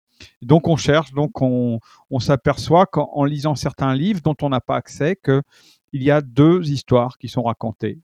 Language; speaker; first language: French; native; French